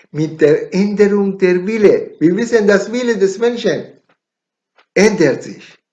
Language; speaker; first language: German; non-native, learner; Persian